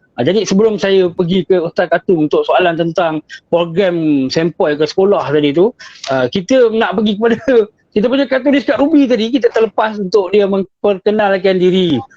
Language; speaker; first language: Malay; native; Malay